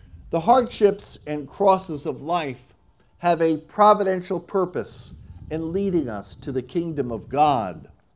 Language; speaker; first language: English; native; English